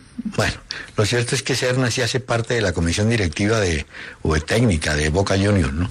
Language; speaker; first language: Spanish; native; Spanish